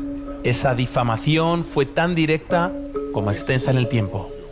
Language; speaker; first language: Spanish; native; Spanish